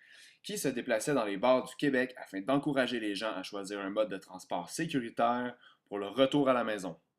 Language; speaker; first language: French; native; French